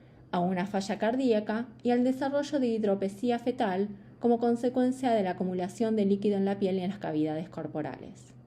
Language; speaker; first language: Spanish; native; Spanish